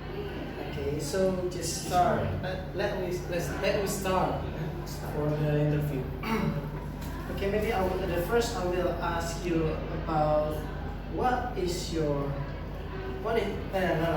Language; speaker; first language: English; non-native, learner; Indonesian